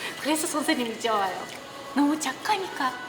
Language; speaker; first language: Korean; non-native, learner; Japanese